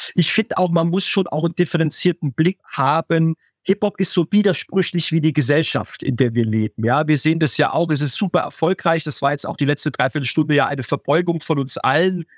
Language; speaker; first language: German; native; German